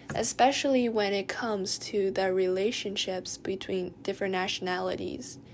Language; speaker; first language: English; non-native, fluent; Chinese